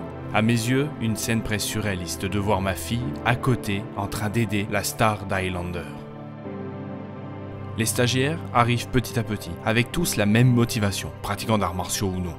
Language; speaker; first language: French; native; French